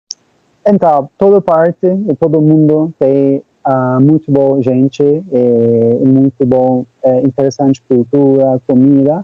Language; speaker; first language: Portuguese; non-native, learner; Turkish